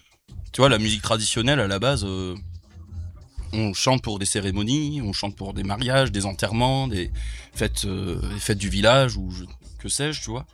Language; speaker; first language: French; native; French